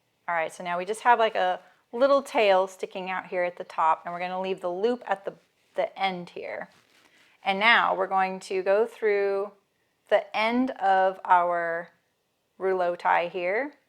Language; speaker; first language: English; native; English